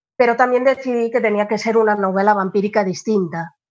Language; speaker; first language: Spanish; native; Spanish